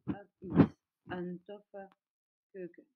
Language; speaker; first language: Dutch; non-native, fluent; French